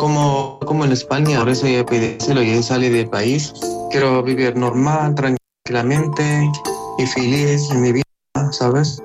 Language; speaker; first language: Spanish; non-native, learner; Arabic